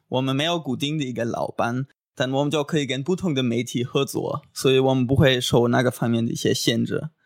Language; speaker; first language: Chinese; non-native, fluent; German